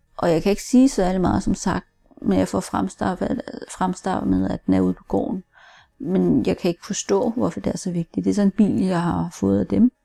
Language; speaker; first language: Danish; native; Danish